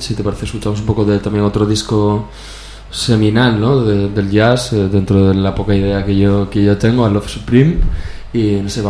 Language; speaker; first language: Spanish; native; Spanish